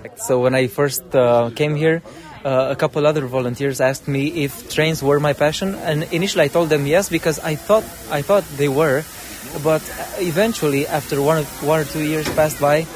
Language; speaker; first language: English; non-native, fluent; Romanian